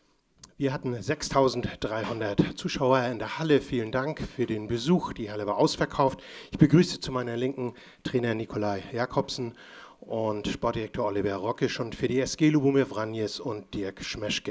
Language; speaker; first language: German; native; German